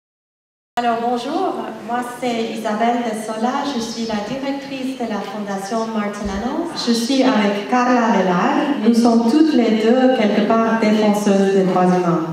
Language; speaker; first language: French; non-native, fluent; Spanish